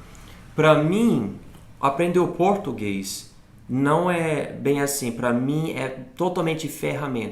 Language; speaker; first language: Portuguese; non-native, fluent; English